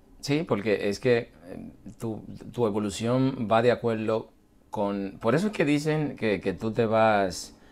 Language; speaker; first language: Spanish; native; Spanish